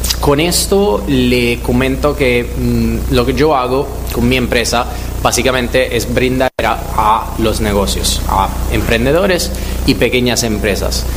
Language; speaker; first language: Spanish; non-native, fluent; Italian